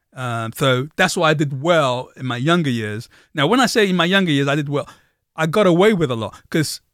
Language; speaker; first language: English; non-native, local second language; Yoruba